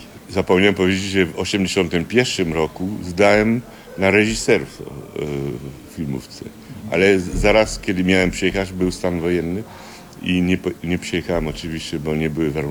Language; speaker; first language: Polish; early bilingual, heritage; French